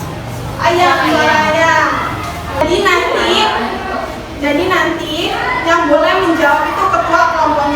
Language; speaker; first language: Indonesian; native; Indonesian